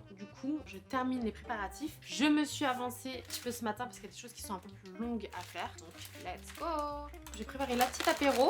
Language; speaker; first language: French; native; French